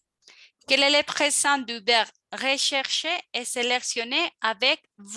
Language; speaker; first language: French; non-native, fluent; Spanish